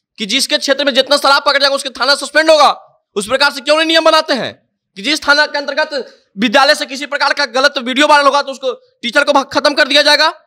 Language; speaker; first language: Hindi; native; Hindi